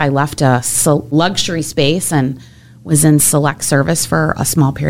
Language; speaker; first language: English; native; English